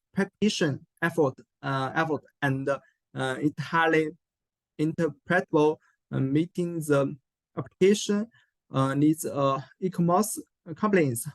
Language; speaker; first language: English; non-native, learner; Chinese